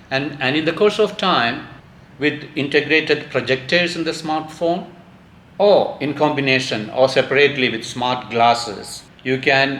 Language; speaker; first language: English; non-native, local second language; Malayalam